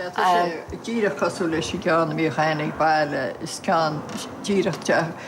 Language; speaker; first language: Irish; native; Irish